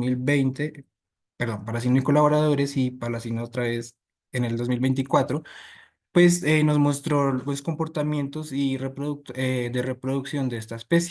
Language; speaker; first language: Spanish; native; Spanish